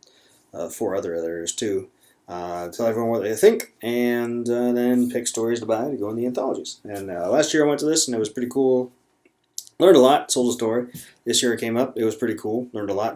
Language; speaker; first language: English; native; English